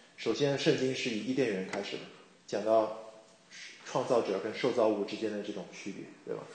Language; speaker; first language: Chinese; native; Chinese